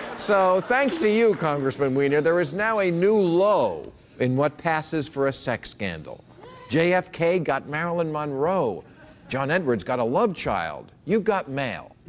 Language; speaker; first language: English; native; English